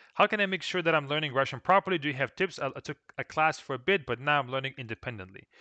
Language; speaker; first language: English; non-native, fluent; Russian